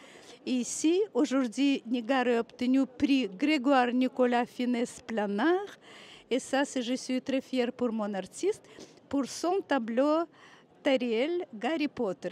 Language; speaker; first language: French; non-native, fluent; Russian